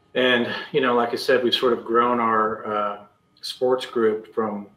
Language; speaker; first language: English; native; English